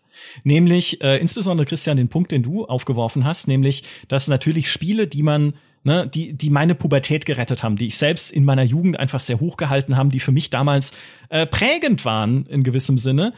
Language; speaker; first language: German; native; German